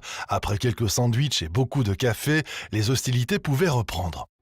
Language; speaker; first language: French; native; French